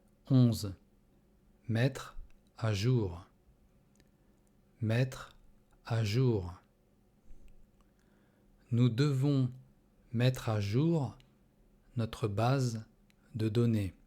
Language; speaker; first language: French; non-native, fluent; Russian